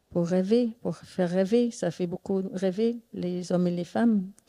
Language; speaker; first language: French; non-native, fluent; English